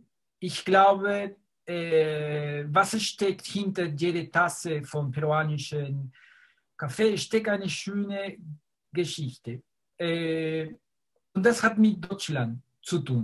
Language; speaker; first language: German; non-native, fluent; Spanish